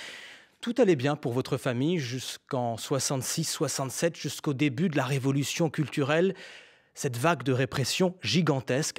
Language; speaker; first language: French; native; French